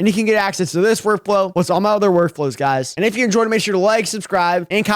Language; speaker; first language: English; native; English